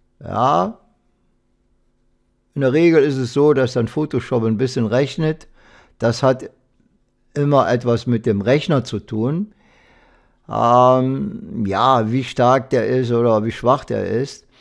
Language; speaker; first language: German; native; German